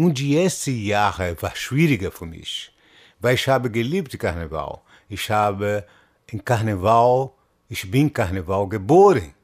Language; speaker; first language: German; non-native, fluent; Portuguese